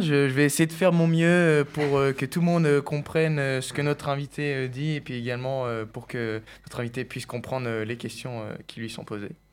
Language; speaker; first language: French; native; French